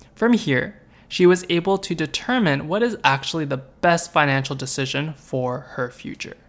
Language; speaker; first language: English; native; English